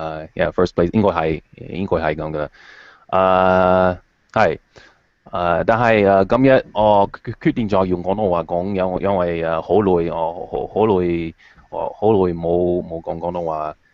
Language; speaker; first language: Cantonese; non-native, fluent; English